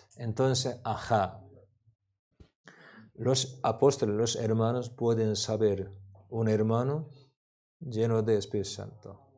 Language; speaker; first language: Spanish; non-native, learner; Korean